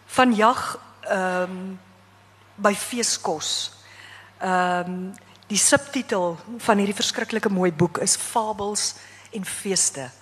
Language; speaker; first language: Afrikaans; native; Afrikaans